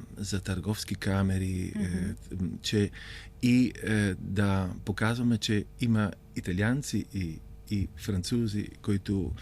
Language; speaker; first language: Bulgarian; non-native, fluent; Italian